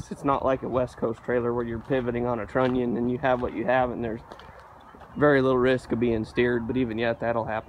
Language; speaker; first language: English; native; English